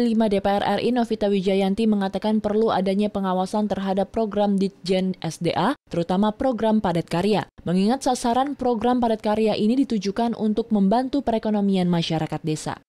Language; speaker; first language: Indonesian; native; Indonesian